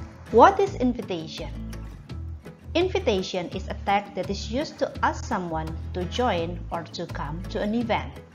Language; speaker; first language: English; non-native, fluent; Indonesian